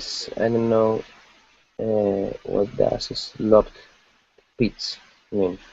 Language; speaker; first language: English; non-native, learner; Spanish